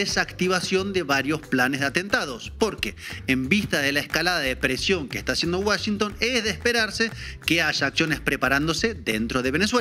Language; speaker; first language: Spanish; native; Spanish